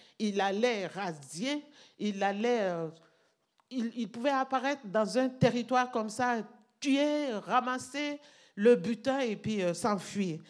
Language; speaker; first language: French; non-native, local second language; Mossi